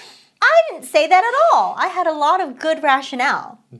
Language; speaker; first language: English; native; English